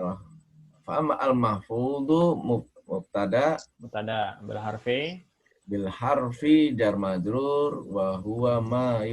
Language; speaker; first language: Arabic; non-native, learner; Indonesian